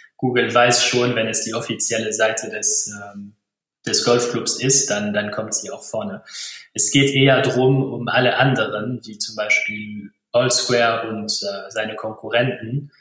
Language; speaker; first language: German; non-native, local second language; Luxembourgish